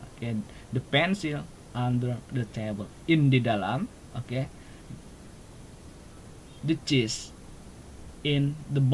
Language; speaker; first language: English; non-native, learner; Indonesian